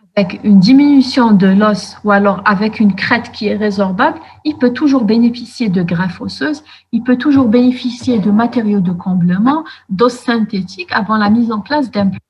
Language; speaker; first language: French; non-native, local second language; Arabic